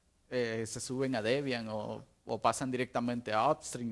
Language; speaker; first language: Spanish; native; Spanish